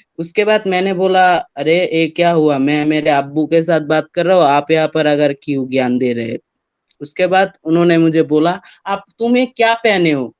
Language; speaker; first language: Hindi; non-native, fluent; Bangla